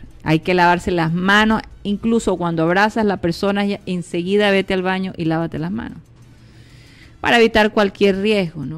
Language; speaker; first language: Spanish; native; Spanish